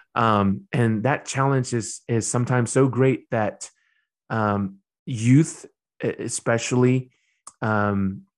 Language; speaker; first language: English; early bilingual, other home language; Burmese